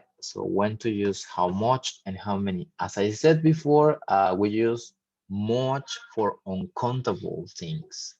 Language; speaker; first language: English; non-native, fluent; Spanish